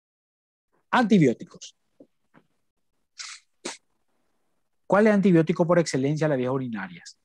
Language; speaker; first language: Spanish; native; Spanish